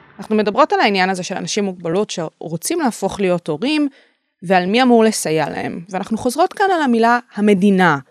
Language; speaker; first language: Hebrew; native; Hebrew